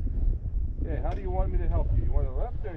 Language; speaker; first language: English; native; English